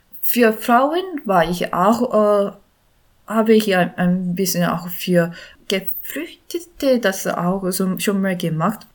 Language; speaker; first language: German; non-native, learner; Korean